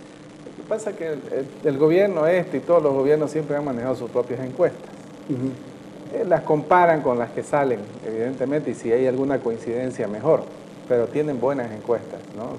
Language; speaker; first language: Spanish; native; Spanish